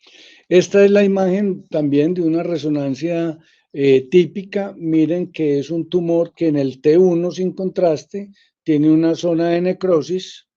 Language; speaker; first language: Spanish; native; Spanish